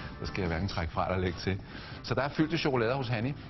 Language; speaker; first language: Danish; native; Danish